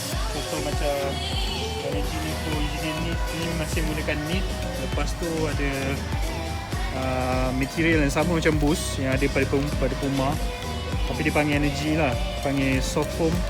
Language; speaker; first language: Malay; native; Malay